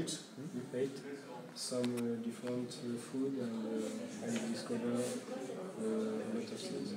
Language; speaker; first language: English; non-native, learner; French